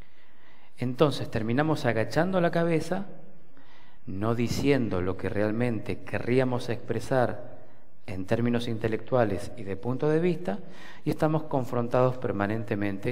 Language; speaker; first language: Spanish; native; Spanish